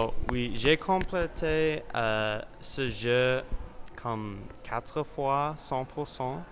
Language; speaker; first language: French; non-native, learner; English